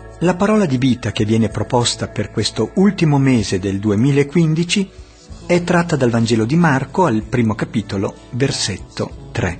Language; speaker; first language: Italian; native; Italian